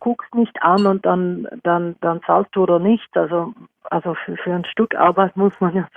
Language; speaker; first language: German; non-native, fluent; Norwegian